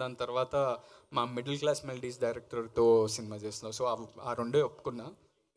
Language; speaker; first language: Telugu; native; Telugu